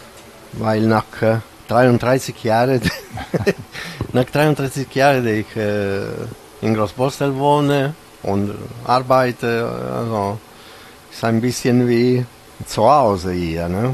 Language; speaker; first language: German; non-native, fluent; Italian